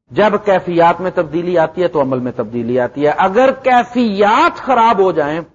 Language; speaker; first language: Urdu; non-native, local second language; Punjabi